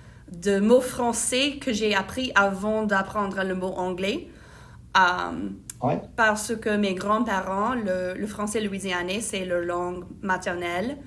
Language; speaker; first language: French; non-native, fluent; English